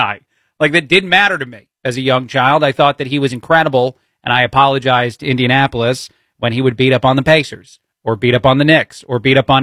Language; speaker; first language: English; native; English